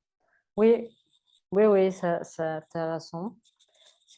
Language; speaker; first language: French; non-native, learner; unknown